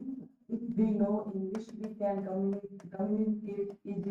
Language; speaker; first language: English; non-native, learner; Hindi